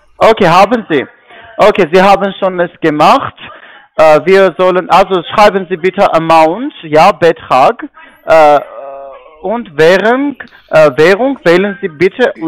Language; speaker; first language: German; non-native, learner; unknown